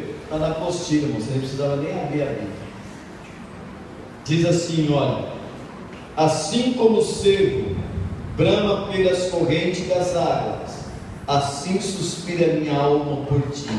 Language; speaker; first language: Portuguese; native; Portuguese